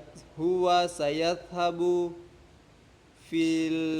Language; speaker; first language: Arabic; non-native, learner; Indonesian